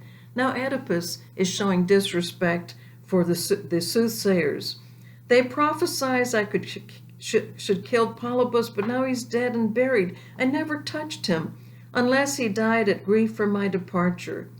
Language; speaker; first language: English; native; English